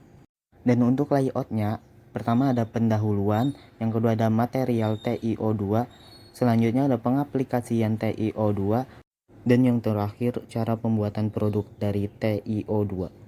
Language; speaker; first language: Indonesian; native; Indonesian